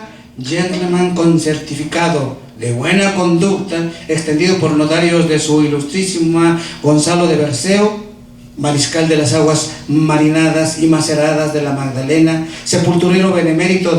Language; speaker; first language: Spanish; native; Spanish